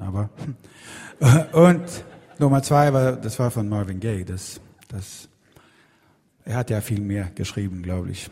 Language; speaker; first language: German; non-native, fluent; Swedish